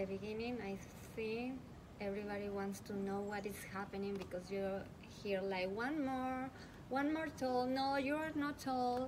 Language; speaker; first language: English; non-native, learner; Spanish